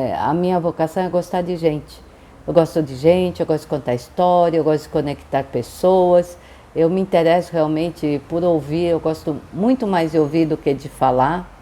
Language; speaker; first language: Portuguese; early bilingual, other home language; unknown